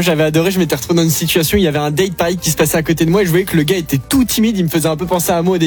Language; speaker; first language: French; native; French